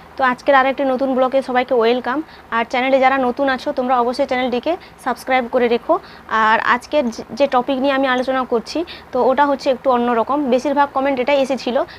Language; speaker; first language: Bangla; non-native, local second language; Santali